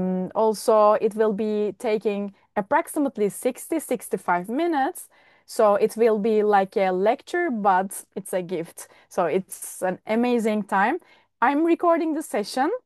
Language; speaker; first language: English; non-native, fluent; Turkish